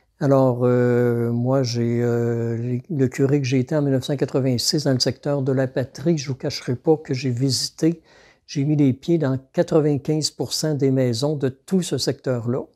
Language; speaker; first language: French; native; French